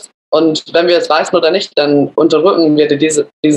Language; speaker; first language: German; early bilingual, other home language; English